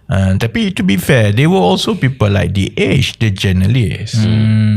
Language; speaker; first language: English; non-native, local second language; Malay